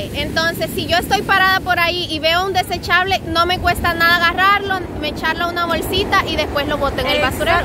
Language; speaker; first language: Spanish; native; Spanish